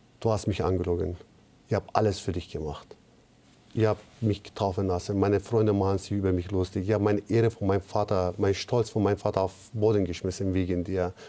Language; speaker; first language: German; non-native, fluent; Turkish